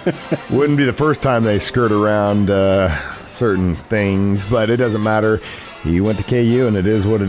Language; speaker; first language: English; native; English